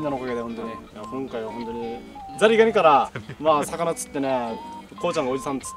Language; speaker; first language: Japanese; native; Japanese